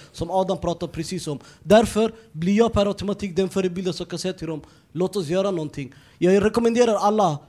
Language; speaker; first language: Swedish; early bilingual, other home language; Somali